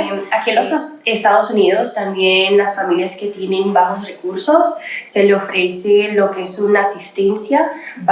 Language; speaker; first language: Spanish; early bilingual, other home language; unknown